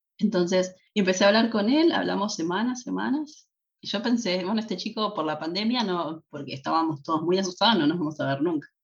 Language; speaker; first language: Spanish; native; Spanish